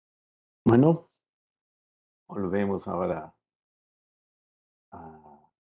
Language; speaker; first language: Spanish; non-native, learner; Portuguese